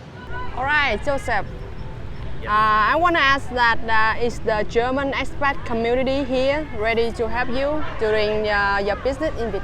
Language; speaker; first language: English; non-native, fluent; Vietnamese